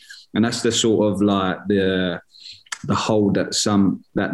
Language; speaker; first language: English; native; English